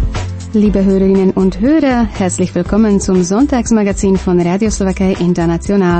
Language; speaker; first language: German; non-native, fluent; Slovak